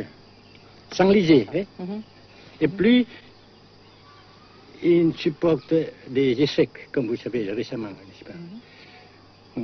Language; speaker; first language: French; non-native, local second language; Vietnamese